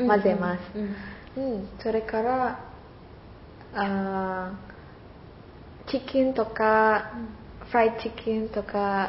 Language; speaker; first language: Japanese; non-native, learner; Indonesian